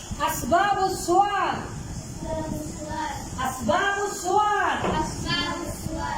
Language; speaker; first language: Arabic; non-native, fluent; Bangla